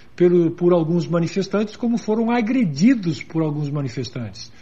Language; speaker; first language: Portuguese; native; Portuguese